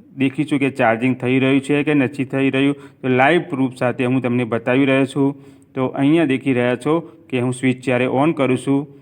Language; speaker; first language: Gujarati; non-native, local second language; Hindi